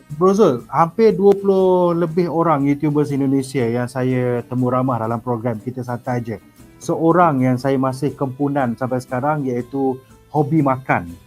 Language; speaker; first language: Malay; native; Malay